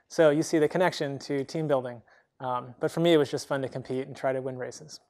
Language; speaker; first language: English; native; English